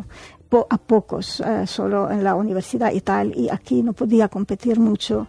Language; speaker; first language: Spanish; non-native, fluent; Arabic